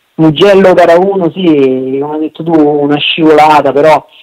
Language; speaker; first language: Italian; native; Italian